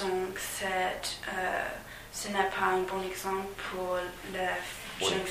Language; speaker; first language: French; non-native, learner; English